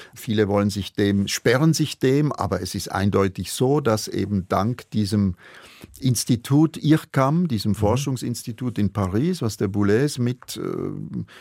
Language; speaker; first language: German; native; German